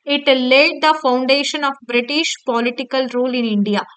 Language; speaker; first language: English; non-native, local second language; Kannada